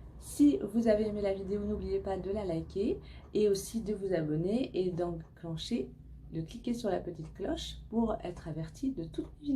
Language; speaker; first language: French; native; French